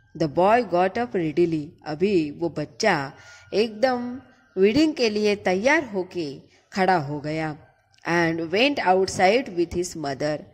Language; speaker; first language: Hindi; non-native, local second language; Marathi